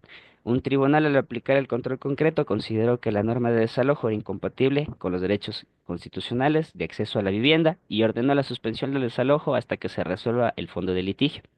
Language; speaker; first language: Spanish; native; Spanish